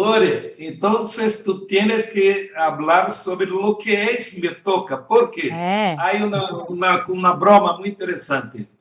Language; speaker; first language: Spanish; non-native, learner; Portuguese